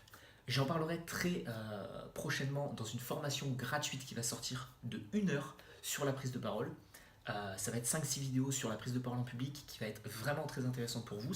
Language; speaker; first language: French; native; French